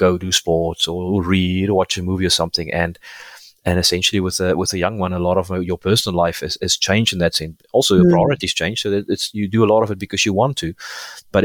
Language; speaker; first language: English; non-native, local second language; Afrikaans